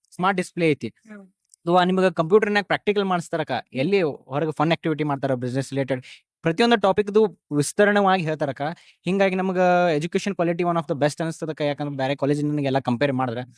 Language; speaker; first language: Kannada; native; Kannada